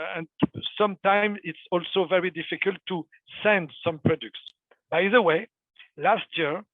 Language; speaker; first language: English; non-native, fluent; French